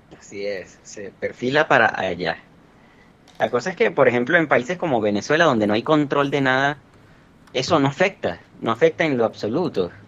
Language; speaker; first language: Spanish; native; Spanish